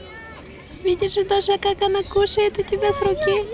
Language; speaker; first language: Russian; native; Russian